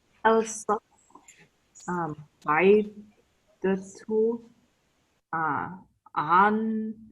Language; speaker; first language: Arabic; non-native, learner; English